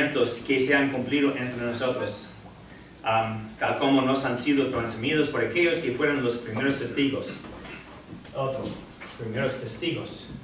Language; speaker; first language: Spanish; non-native, fluent; English